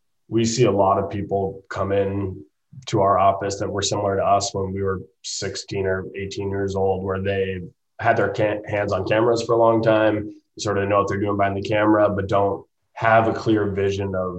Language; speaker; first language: English; native; English